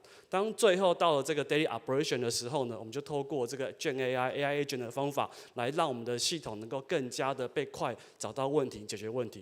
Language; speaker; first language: Chinese; native; Chinese